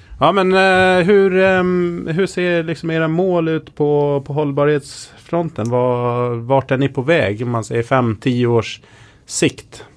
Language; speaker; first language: Swedish; native; Swedish